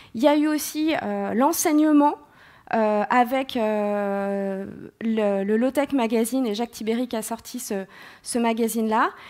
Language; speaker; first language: French; native; French